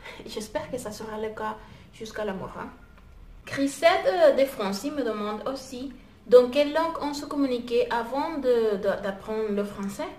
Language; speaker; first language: French; non-native, fluent; Spanish